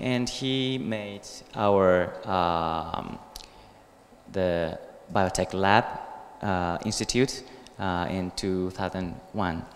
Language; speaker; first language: English; non-native, learner; Japanese